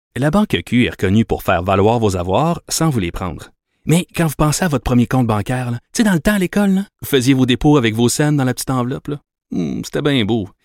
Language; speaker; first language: French; native; French